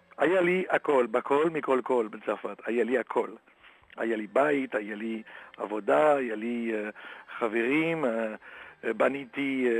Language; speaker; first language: Hebrew; non-native, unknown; French